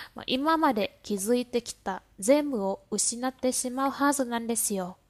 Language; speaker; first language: Japanese; non-native, fluent; Vietnamese